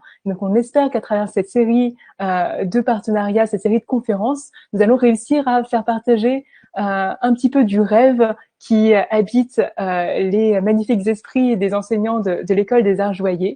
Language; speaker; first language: French; native; French